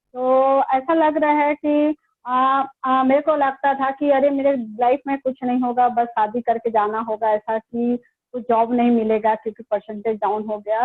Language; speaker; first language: Hindi; native; Hindi